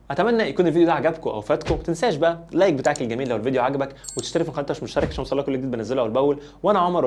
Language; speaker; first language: Arabic; native; Arabic